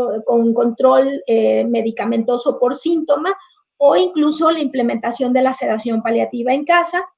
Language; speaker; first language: Spanish; native; Spanish